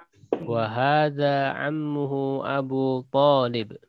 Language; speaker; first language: Arabic; non-native, fluent; Indonesian